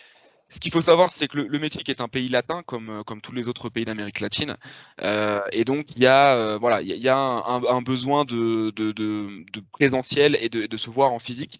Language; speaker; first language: French; native; French